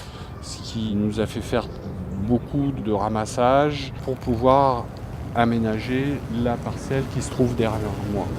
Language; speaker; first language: French; native; French